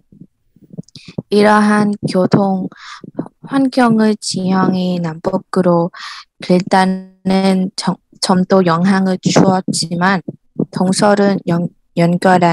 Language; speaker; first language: Korean; non-native, learner; Vietnamese